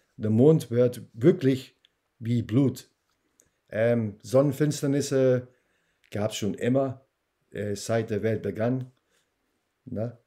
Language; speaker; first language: German; non-native, fluent; English